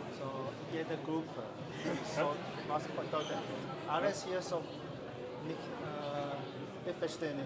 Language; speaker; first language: German; non-native, learner; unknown